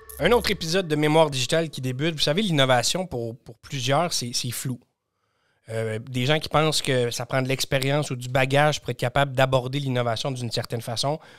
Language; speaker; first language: French; native; French